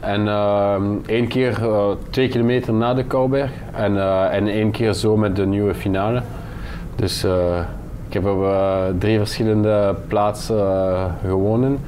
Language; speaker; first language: Dutch; non-native, local second language; French